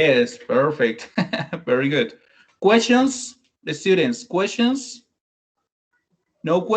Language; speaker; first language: English; non-native, learner; Spanish